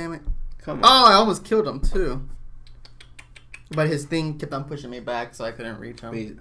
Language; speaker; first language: English; native; English